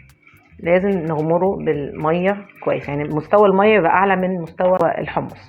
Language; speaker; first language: Arabic; native; Arabic